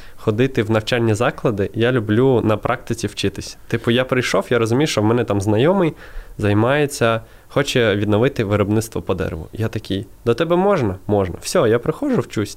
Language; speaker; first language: Ukrainian; non-native, local second language; Russian